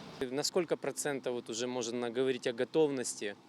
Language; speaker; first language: Russian; native; Russian